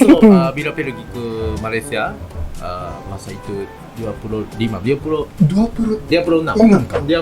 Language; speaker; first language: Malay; non-native, learner; Japanese